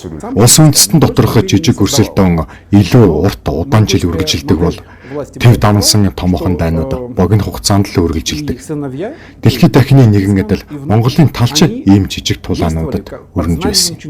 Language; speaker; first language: Mongolian; native; Mongolian